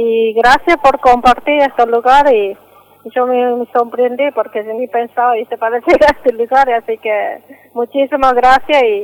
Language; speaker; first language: Spanish; non-native, local second language; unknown